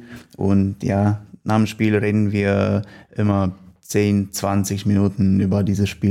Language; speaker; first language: German; non-native, learner; Polish